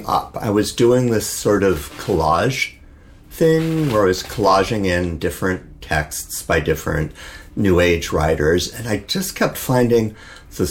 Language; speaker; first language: English; native; English